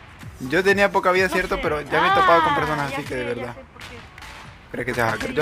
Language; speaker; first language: Spanish; native; Spanish